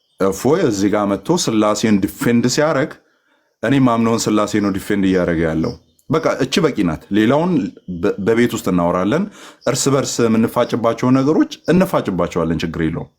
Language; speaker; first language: Amharic; native; Amharic